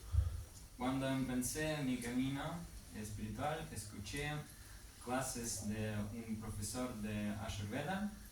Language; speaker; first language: Spanish; non-native, learner; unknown